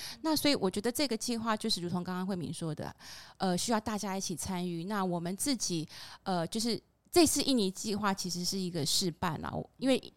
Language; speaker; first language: Chinese; non-native, fluent; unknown